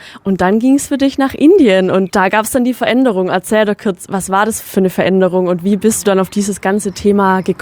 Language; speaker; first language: German; native; German